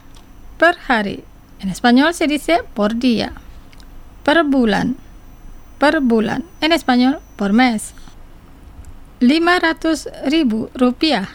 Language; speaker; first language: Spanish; non-native, fluent; Indonesian